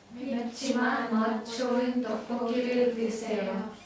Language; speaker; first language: Korean; non-native, learner; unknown